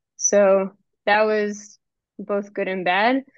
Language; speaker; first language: English; native; English